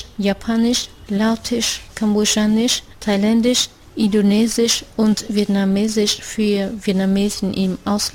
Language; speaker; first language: German; non-native, fluent; Vietnamese